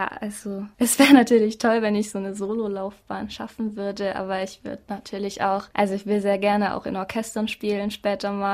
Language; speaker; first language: German; native; German